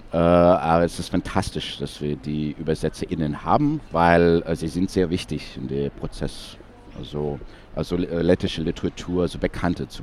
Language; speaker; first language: German; non-native, fluent; English